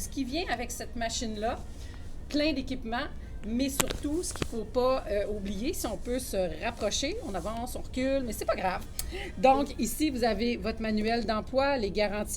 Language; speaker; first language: French; native; French